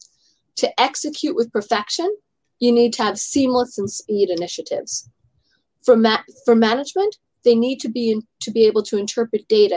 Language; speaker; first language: English; native; English